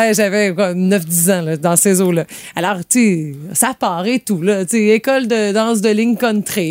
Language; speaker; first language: French; native; French